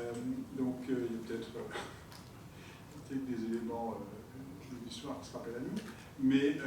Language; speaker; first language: French; native; French